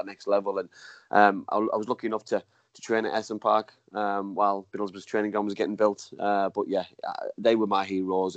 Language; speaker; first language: English; native; English